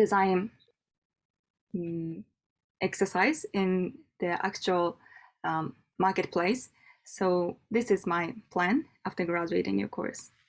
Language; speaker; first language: English; non-native, learner; Japanese